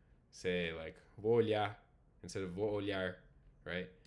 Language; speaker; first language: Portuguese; non-native, fluent; English